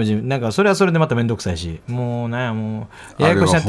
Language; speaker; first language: Japanese; native; Japanese